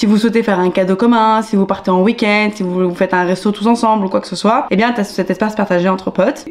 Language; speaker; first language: French; native; French